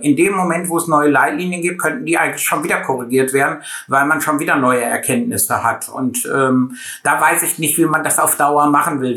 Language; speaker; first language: German; native; German